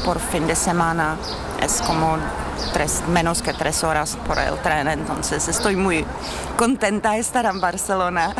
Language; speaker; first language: Spanish; non-native, fluent; Czech